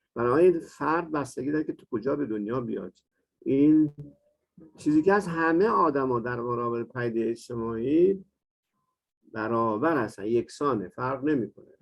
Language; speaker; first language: Persian; native; Persian